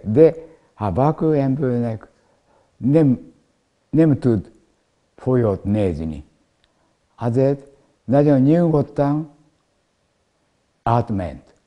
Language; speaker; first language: Hungarian; non-native, learner; Japanese